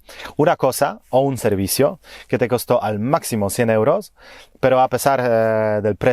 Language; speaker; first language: Spanish; non-native, fluent; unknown